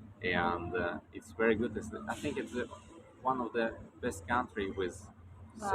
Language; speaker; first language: English; non-native, learner; Russian